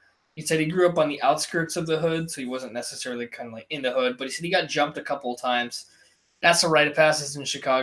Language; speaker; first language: English; native; English